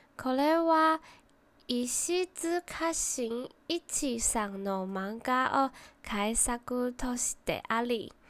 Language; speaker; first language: Japanese; non-native, learner; Chinese